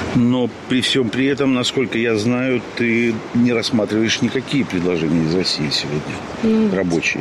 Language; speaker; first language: Russian; native; Russian